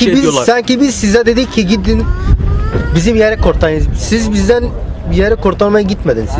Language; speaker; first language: Turkish; non-native, learner; Arabic